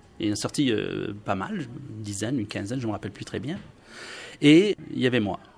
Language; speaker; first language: French; non-native, local second language; Arabic